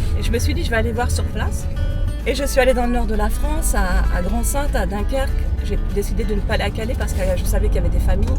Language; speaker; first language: French; early bilingual, other home language; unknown